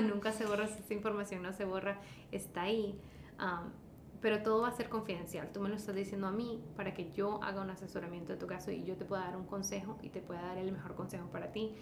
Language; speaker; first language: Spanish; early bilingual, heritage; Spanish